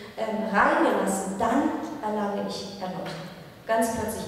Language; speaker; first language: German; native; German